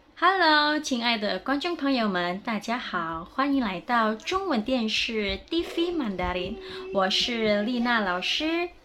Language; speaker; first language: Chinese; non-native, fluent; Indonesian